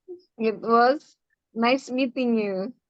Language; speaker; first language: English; non-native, learner; Indonesian